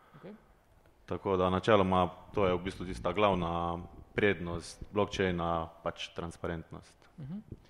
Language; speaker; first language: Slovenian; native; Slovenian